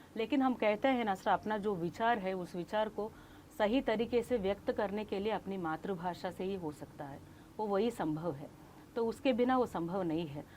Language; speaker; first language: Hindi; non-native, local second language; Kannada